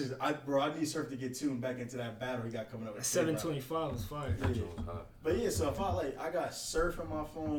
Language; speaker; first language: English; native; English